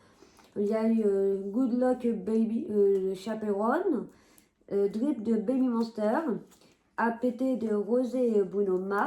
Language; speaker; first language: French; native; French